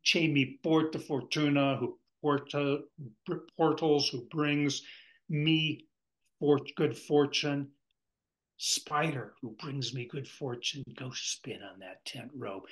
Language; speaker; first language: English; native; English